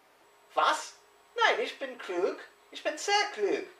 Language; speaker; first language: German; non-native, learner; English